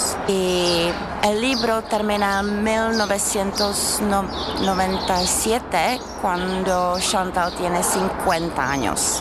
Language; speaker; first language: Spanish; non-native, fluent; Czech